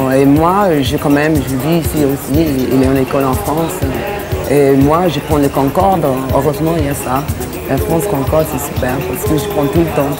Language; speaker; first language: French; non-native, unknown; English